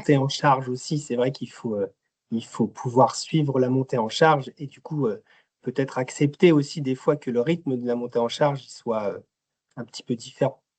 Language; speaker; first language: French; native; French